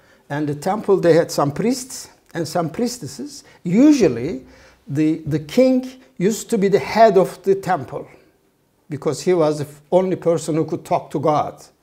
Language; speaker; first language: English; non-native, fluent; Turkish